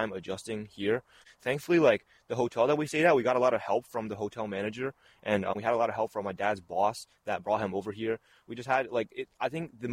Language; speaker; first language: English; early bilingual, other home language; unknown